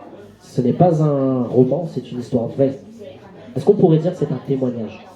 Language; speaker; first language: French; native; French